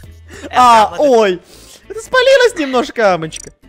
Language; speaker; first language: Russian; native; Russian